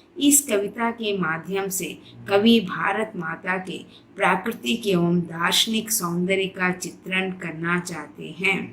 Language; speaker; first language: Hindi; non-native, local second language; Telugu